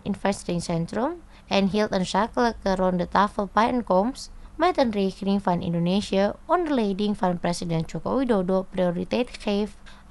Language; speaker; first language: Dutch; non-native, fluent; Indonesian